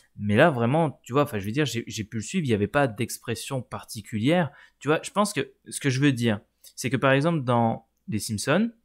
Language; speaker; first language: French; native; French